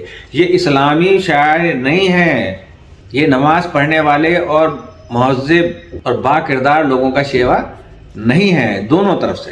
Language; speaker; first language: Urdu; native; Urdu